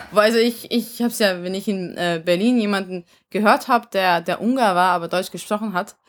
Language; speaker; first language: German; early bilingual, other home language; Hungarian